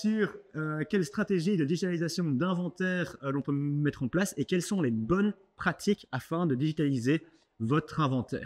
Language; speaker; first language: French; native; French